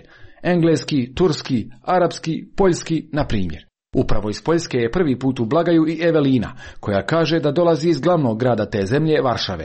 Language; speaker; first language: Croatian; native; Croatian